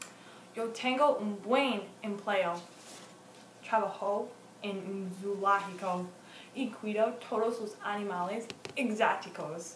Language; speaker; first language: Spanish; non-native, learner; English